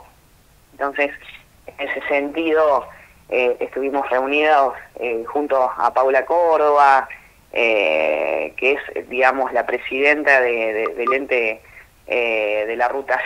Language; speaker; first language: Spanish; native; Spanish